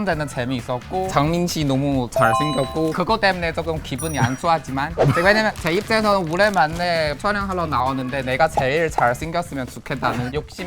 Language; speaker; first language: Korean; non-native, fluent; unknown